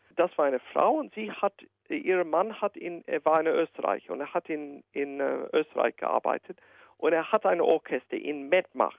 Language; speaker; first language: German; non-native, fluent; English